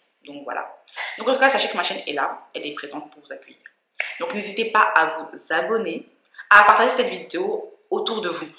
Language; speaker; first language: French; native; French